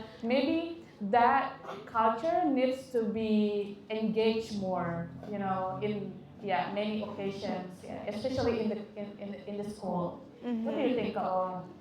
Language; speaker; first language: English; non-native, fluent; Indonesian